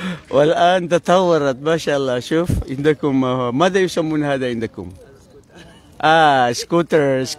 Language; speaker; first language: Arabic; non-native, fluent; Maranao